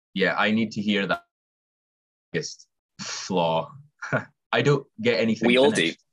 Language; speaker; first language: English; native; English